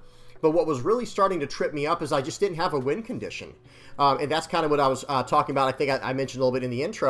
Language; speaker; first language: English; native; English